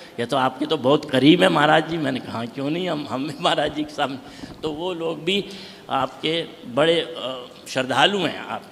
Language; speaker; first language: Hindi; native; Hindi